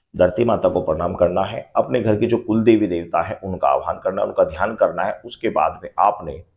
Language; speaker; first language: Hindi; native; Hindi